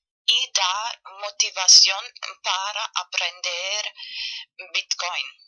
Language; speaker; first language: Spanish; non-native, fluent; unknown